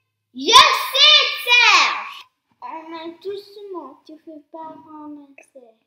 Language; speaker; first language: French; non-native, learner; English